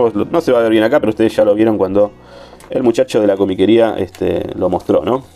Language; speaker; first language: Spanish; native; Spanish